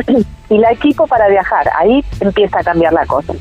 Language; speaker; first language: Spanish; native; Spanish